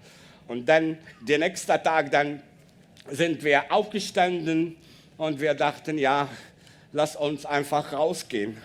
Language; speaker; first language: German; non-native, learner; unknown